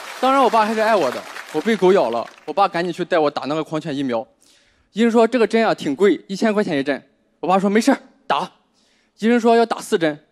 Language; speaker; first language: Chinese; native; Chinese